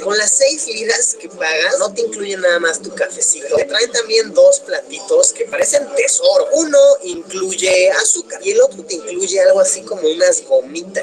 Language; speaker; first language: Spanish; native; Spanish